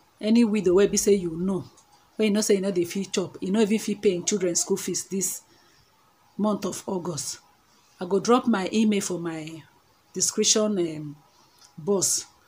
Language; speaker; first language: Nigerian Pidgin; non-native, local second language; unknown